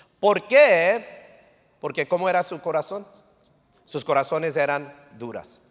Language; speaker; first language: Spanish; early bilingual, heritage; English